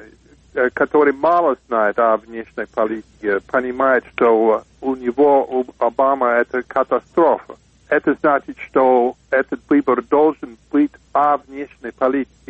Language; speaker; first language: Russian; non-native, fluent; English